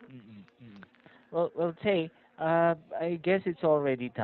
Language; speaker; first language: English; non-native, fluent; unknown